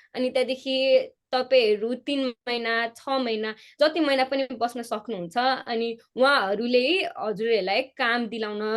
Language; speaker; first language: Nepali; early bilingual, heritage; Nepali